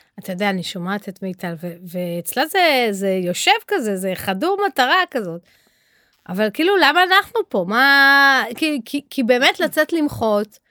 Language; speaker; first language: Hebrew; native; Hebrew